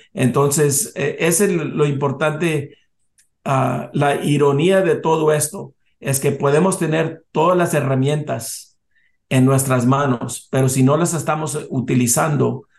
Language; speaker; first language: Spanish; early bilingual, heritage; Spanish